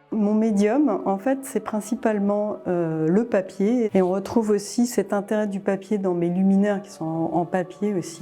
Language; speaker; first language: French; native; French